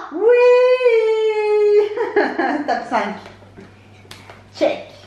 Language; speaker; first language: French; native; French